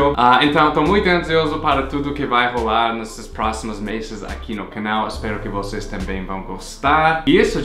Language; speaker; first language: Portuguese; non-native, fluent; English